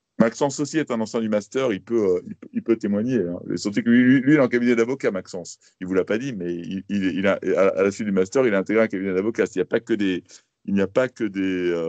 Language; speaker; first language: French; native; French